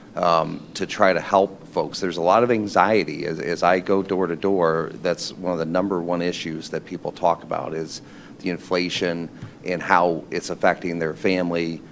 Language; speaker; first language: English; native; English